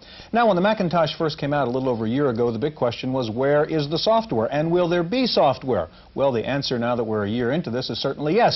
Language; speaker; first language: English; native; English